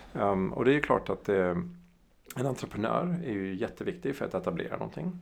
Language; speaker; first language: Swedish; early bilingual, other home language; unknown